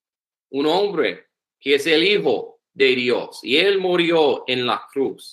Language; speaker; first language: Spanish; non-native, learner; English